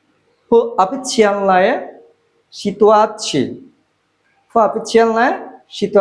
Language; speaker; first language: Russian; non-native, learner; Bangla